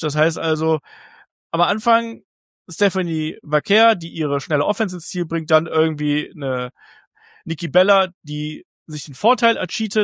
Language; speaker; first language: German; native; German